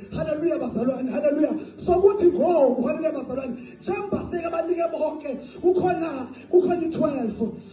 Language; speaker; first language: Zulu; non-native, local second language; Xhosa